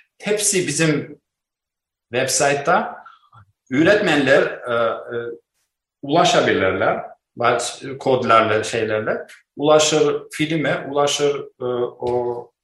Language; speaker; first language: Turkish; non-native, learner; Albanian